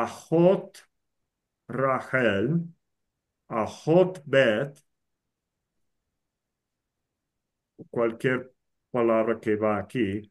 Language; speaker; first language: Spanish; non-native, fluent; English